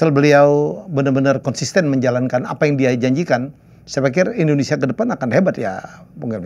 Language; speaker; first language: Indonesian; native; Indonesian